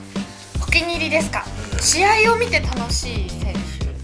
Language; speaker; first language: Japanese; native; Japanese